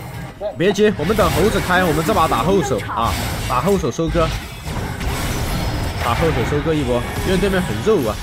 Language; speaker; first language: Chinese; native; Chinese